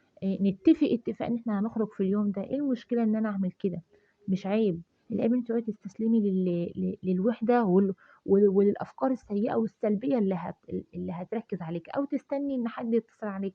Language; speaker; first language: Arabic; native; Arabic